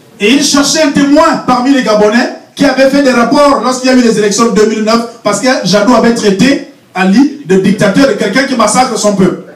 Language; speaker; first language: French; non-native, local second language; Fang